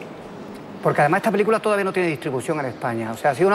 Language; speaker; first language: Spanish; native; Spanish